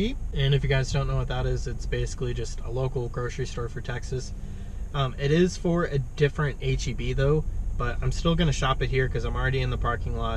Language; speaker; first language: English; native; English